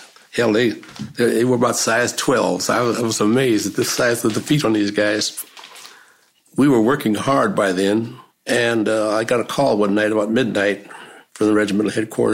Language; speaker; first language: English; native; English